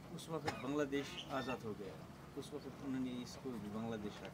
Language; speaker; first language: Hindi; non-native, local second language; Kashmiri